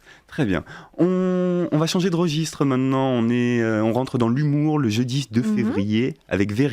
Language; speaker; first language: French; native; French